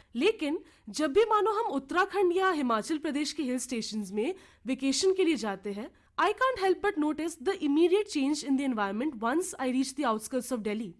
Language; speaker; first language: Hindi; early bilingual, other home language; Bangla